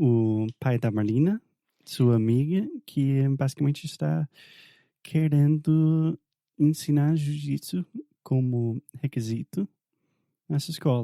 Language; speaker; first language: Portuguese; non-native, fluent; English